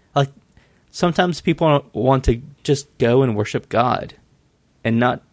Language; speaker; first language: English; native; English